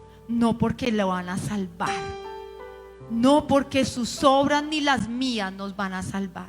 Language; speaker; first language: Spanish; native; Spanish